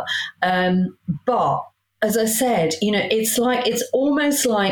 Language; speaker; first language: English; native; English